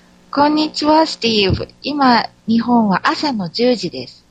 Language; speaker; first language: Japanese; native; Japanese